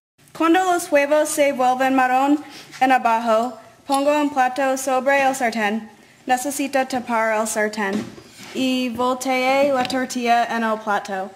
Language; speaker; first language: Spanish; non-native, learner; English